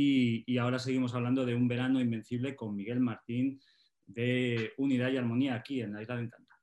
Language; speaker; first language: Spanish; native; Spanish